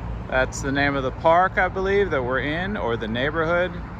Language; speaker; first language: English; native; English